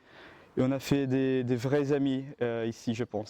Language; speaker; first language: French; non-native, learner; Portuguese